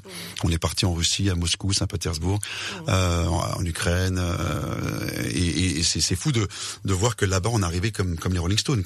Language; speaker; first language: French; native; French